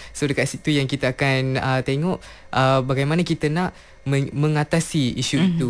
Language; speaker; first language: Malay; non-native, local second language; Tamil